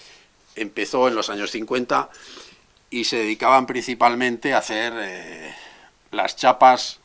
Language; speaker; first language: Spanish; native; Spanish